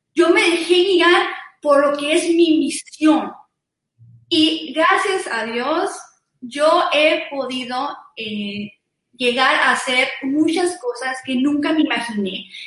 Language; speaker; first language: Spanish; early bilingual, heritage; Spanish